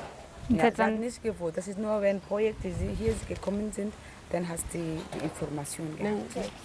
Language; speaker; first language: German; non-native, learner; French